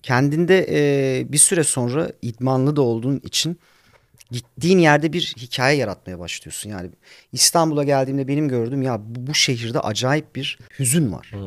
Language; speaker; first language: Turkish; native; Turkish